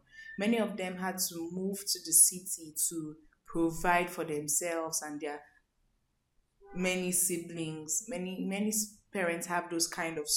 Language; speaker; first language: English; non-native, local second language; Igbo